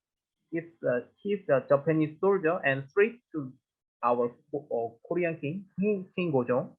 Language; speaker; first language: English; non-native, learner; Korean